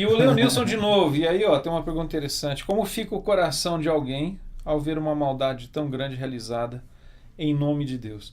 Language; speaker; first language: Portuguese; native; Portuguese